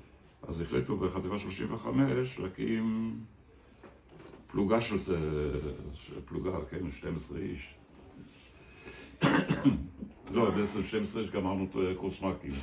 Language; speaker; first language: Hebrew; early bilingual, other home language; German